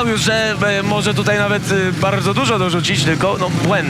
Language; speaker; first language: Polish; native; Polish